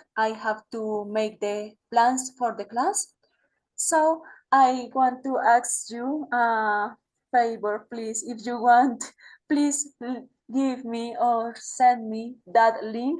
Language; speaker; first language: English; non-native, learner; Spanish